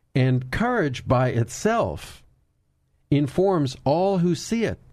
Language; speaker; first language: English; native; English